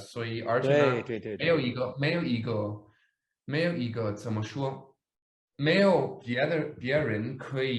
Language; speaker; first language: Chinese; non-native, fluent; Danish